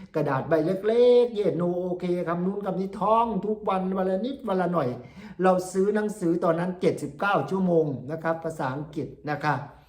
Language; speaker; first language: Thai; native; Thai